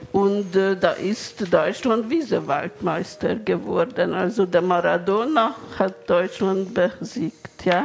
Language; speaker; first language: German; non-native, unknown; Hungarian